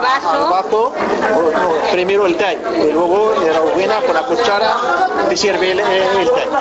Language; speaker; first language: Spanish; non-native, learner; Arabic